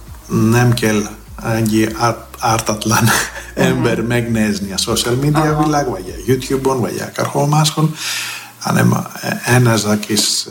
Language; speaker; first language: Hungarian; non-native, learner; Greek